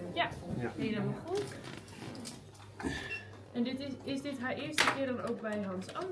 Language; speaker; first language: Dutch; native; Dutch